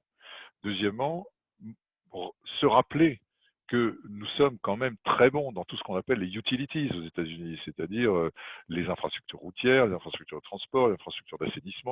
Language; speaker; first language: French; native; French